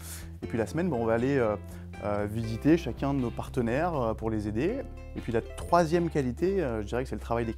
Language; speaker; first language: French; native; French